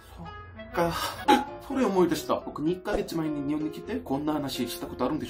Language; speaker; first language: Japanese; non-native, learner; Korean